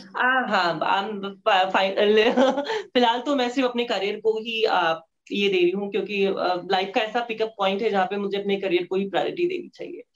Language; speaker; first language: Hindi; native; Hindi